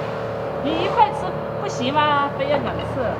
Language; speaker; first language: Chinese; native; Chinese